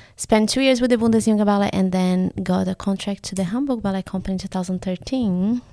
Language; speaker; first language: English; non-native, fluent; Portuguese